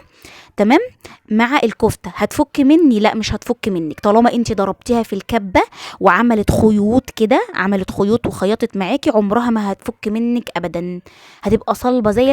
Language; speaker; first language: Arabic; native; Arabic